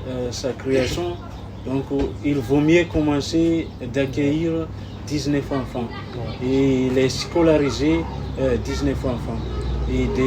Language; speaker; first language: French; non-native, local second language; Malagasy